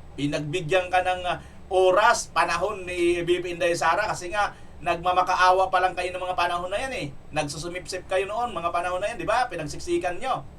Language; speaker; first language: Filipino; non-native, local second language; Cebuano